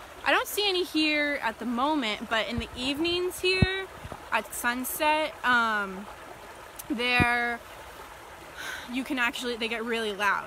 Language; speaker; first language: English; native; English